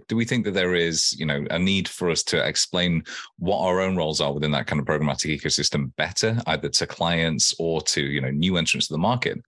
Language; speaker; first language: English; native; English